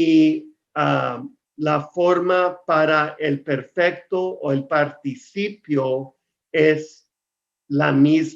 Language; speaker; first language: Spanish; non-native, fluent; English